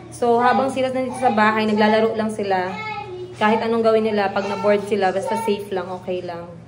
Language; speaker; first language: Filipino; native; Filipino